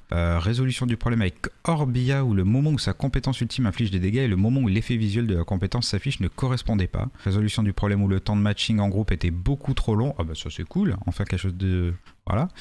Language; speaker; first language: French; native; French